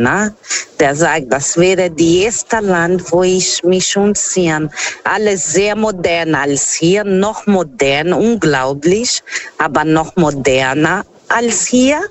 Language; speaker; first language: German; non-native, fluent; Portuguese